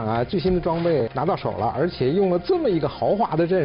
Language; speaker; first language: Chinese; native; Chinese